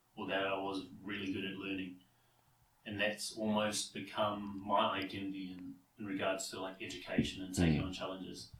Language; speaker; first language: English; native; English